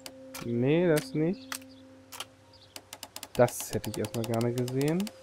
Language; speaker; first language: German; native; German